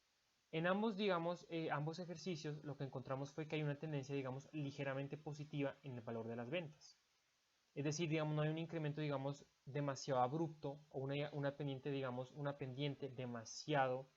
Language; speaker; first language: Spanish; native; Spanish